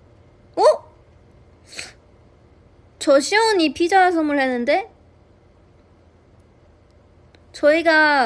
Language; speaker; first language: Korean; non-native, fluent; Chinese